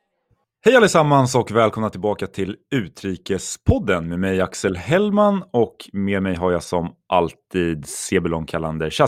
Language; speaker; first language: Swedish; native; Swedish